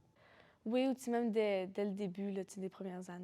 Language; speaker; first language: French; native; French